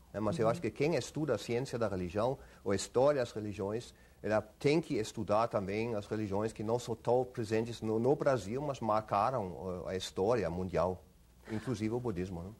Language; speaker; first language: Portuguese; non-native, fluent; German